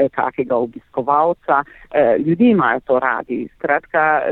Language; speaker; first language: Slovenian; native; Slovenian